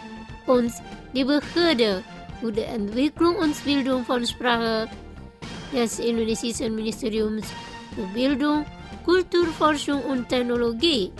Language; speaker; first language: German; non-native, fluent; Indonesian